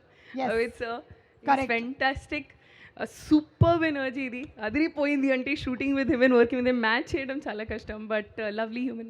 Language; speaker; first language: Telugu; non-native, learner; Hindi